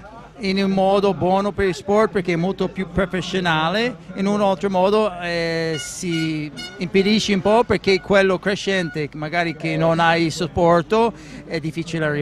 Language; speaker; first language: Italian; non-native, fluent; English